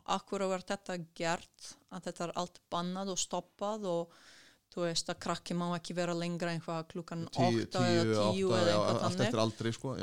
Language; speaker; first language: Icelandic; non-native, fluent; Serbian